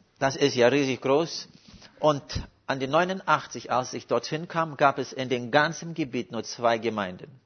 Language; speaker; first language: German; non-native, fluent; Russian